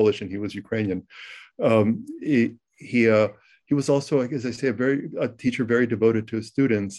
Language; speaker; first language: English; early bilingual, other home language; Ukrainian